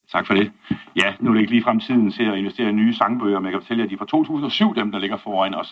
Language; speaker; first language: Danish; native; Danish